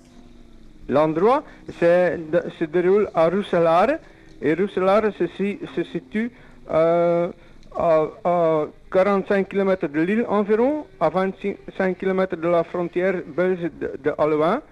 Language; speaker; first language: French; non-native, local second language; Dutch